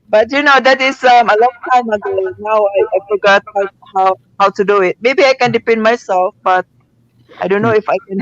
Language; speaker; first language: English; non-native, local second language; Filipino